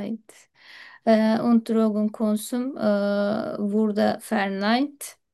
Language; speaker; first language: German; non-native, learner; Turkish